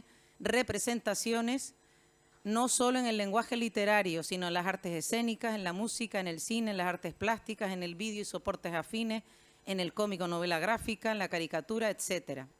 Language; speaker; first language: Spanish; native; Spanish